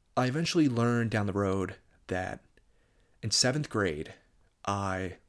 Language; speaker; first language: English; native; English